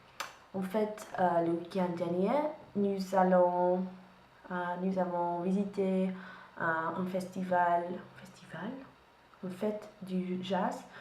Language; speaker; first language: French; non-native, learner; English